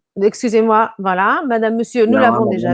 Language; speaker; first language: French; non-native, fluent; Portuguese